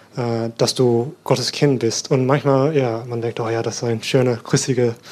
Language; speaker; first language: German; non-native, learner; English